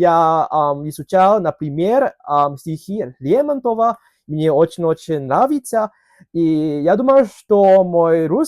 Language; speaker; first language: Russian; non-native, learner; Cantonese